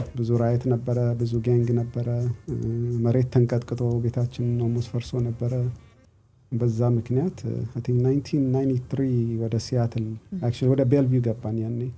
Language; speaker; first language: Amharic; early bilingual, other home language; English